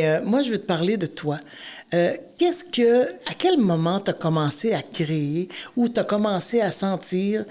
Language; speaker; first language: French; native; French